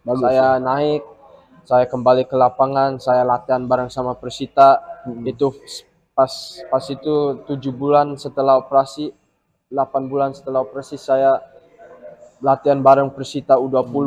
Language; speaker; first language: Indonesian; early bilingual, heritage; English